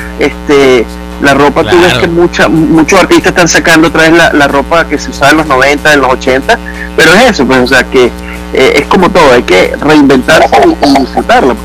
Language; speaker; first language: Spanish; native; Spanish